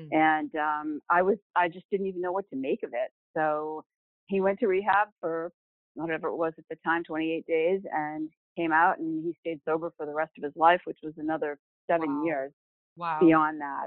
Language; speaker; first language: English; native; English